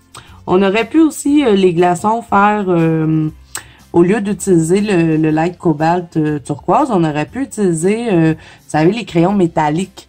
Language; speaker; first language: French; native; French